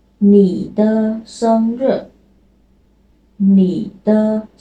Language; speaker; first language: Chinese; non-native, fluent; Khmer